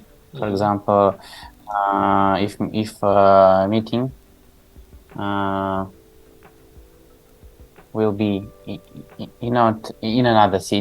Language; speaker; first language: English; non-native, learner; Tajik